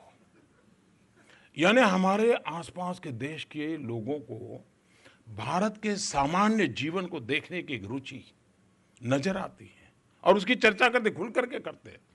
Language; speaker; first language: Hindi; non-native, local second language; Gujarati